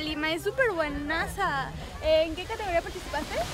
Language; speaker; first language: Spanish; native; Spanish